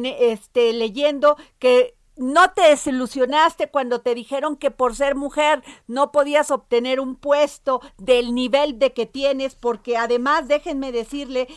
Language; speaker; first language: Spanish; native; Spanish